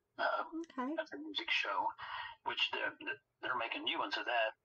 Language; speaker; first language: English; native; English